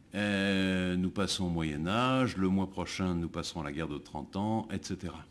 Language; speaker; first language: French; native; French